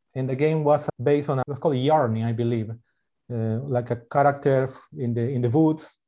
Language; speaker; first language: English; non-native, fluent; Spanish